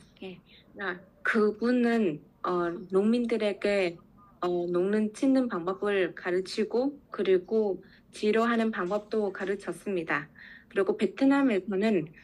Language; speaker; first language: Korean; non-native, learner; Vietnamese